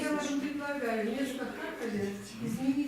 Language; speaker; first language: Russian; native; Russian